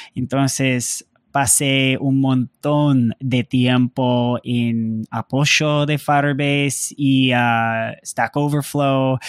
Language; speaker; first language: Spanish; non-native, learner; English